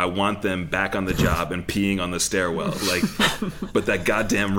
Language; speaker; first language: English; native; English